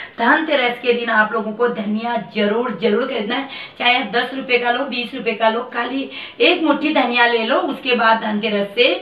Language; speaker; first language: Hindi; native; Hindi